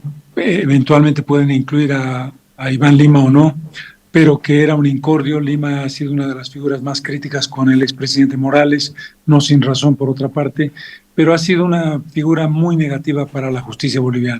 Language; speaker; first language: Spanish; native; Spanish